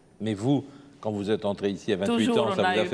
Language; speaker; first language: French; native; French